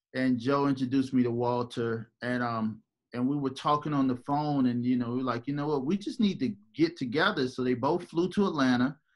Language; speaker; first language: English; native; English